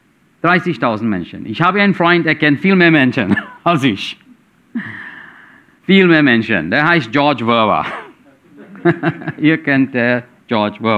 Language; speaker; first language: German; non-native, fluent; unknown